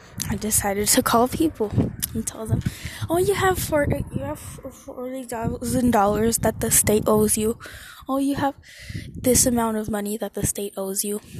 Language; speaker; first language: English; early bilingual, other home language; Spanish